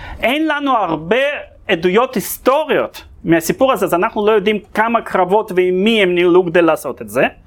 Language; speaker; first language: Hebrew; non-native, fluent; Russian